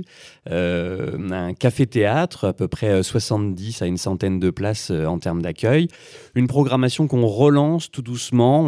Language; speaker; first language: French; native; French